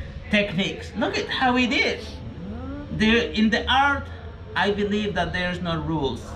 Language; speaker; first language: English; non-native, learner; Spanish